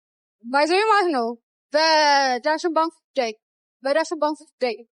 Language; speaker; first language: Amharic; native; Amharic